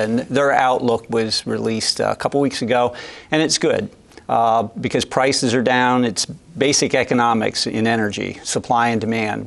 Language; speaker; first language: English; native; English